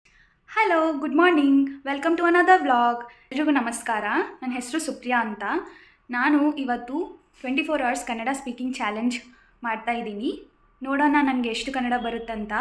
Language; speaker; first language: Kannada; non-native, local second language; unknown